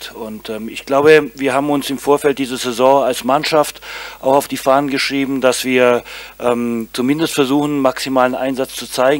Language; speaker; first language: German; native; German